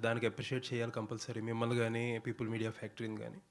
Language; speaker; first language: Telugu; native; Telugu